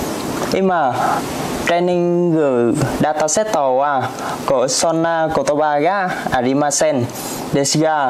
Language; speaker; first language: Japanese; non-native, learner; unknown